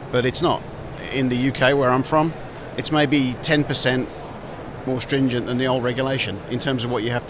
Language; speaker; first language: English; native; English